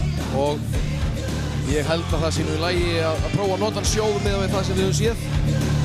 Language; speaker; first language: Icelandic; native; Icelandic